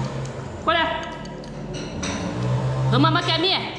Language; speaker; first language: Chinese; non-native, local second language; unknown